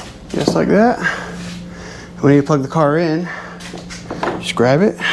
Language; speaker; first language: English; native; English